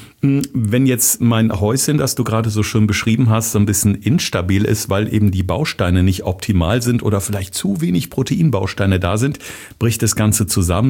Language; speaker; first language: German; native; German